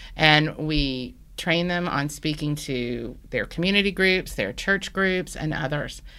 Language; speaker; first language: English; native; English